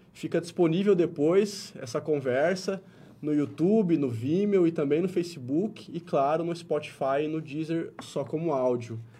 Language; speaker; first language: Portuguese; native; Portuguese